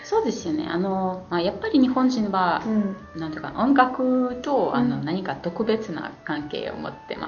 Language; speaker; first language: Japanese; non-native, fluent; Ukrainian